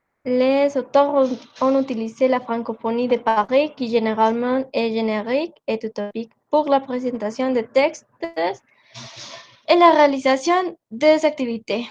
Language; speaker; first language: French; non-native, learner; Spanish